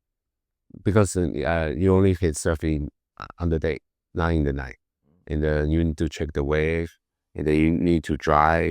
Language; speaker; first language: English; non-native, learner; Chinese